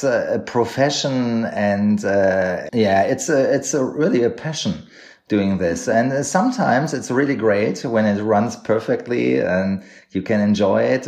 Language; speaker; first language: English; non-native, fluent; German